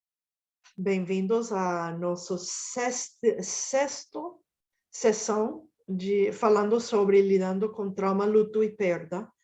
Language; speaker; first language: Portuguese; non-native, fluent; Spanish